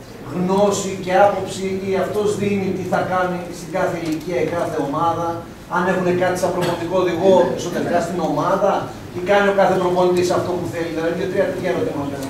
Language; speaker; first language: Greek; native; Greek